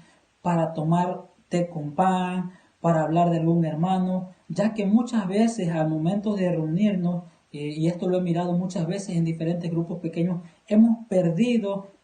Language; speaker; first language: Spanish; native; Spanish